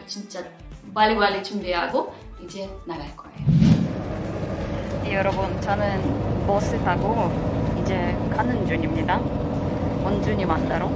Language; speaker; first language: Korean; non-native, fluent; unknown